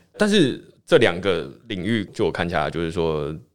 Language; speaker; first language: Chinese; native; Chinese